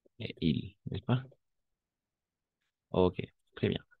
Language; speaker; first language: French; non-native, fluent; Spanish